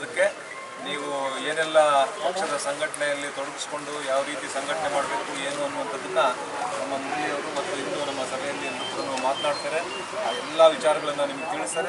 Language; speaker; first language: Kannada; native; Kannada